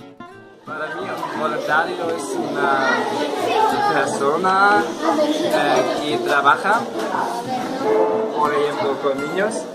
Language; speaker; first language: Spanish; non-native, learner; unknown